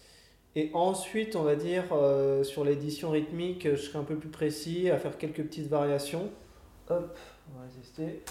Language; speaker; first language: French; native; French